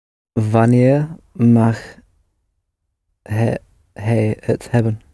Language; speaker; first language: Dutch; non-native, learner; English